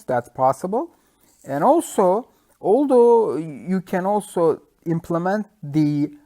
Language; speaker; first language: English; non-native, fluent; Turkish